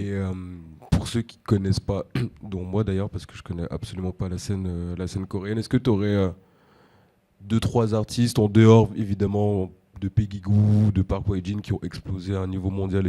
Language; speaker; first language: French; native; French